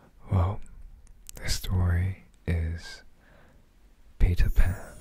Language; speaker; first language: English; early bilingual, other home language; Korean